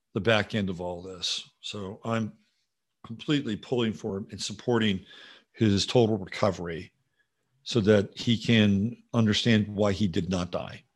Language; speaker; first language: English; native; English